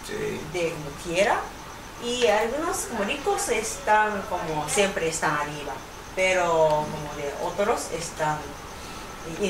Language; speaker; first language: Spanish; non-native, learner; Japanese